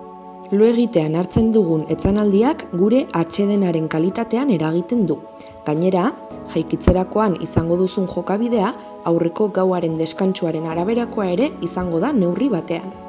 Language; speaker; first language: Basque; native; Basque